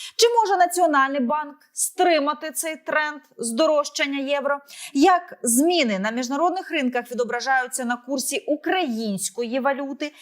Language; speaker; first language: Ukrainian; native; Ukrainian